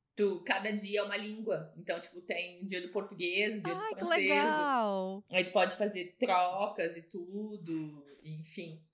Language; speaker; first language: Portuguese; native; Portuguese